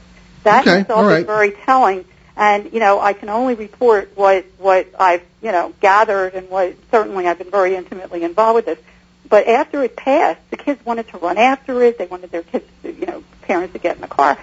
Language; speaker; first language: English; native; English